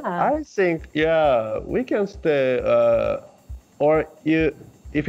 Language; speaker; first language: English; non-native, learner; Japanese